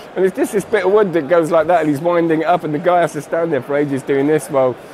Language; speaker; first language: English; native; English